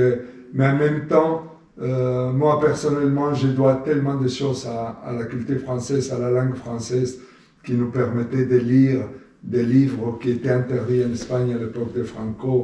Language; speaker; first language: French; non-native, fluent; Spanish